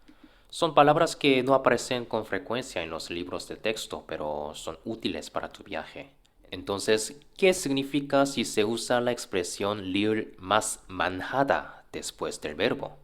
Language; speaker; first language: Spanish; non-native, fluent; Korean